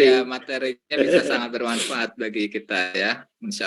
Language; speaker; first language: Indonesian; native; Indonesian